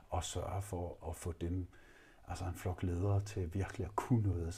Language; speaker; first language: Danish; native; Danish